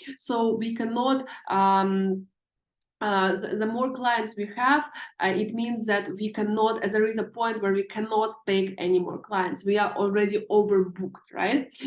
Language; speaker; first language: English; non-native, fluent; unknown